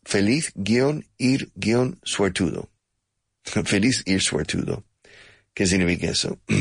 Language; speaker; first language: Spanish; non-native, fluent; English